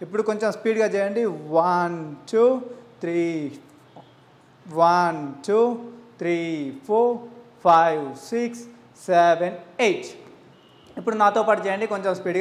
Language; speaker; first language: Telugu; native; Telugu